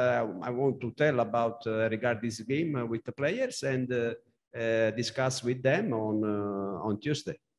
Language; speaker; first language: English; non-native, learner; Italian